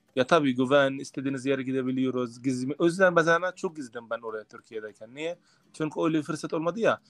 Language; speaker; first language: Turkish; non-native, fluent; Arabic